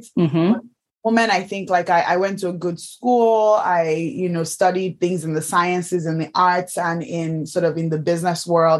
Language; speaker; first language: English; non-native, local second language; Yoruba